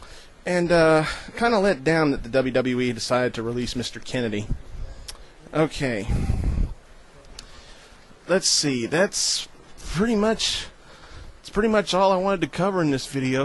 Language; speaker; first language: English; native; English